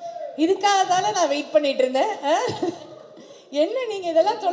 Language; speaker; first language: Tamil; native; Tamil